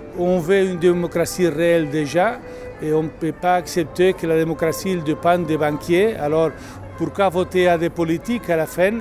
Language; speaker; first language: French; non-native, fluent; Catalan